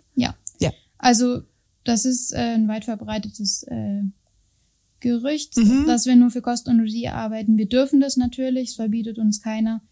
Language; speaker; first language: German; native; German